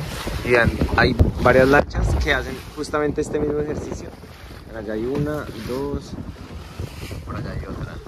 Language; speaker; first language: Spanish; native; Spanish